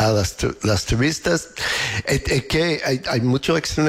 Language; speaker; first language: Spanish; non-native, learner; English